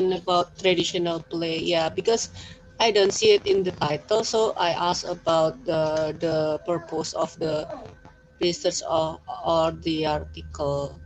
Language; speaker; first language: English; non-native, fluent; Indonesian